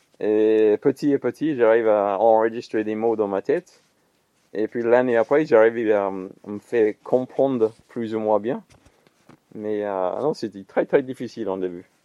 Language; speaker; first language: French; non-native, fluent; English